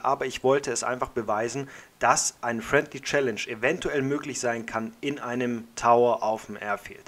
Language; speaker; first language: German; native; German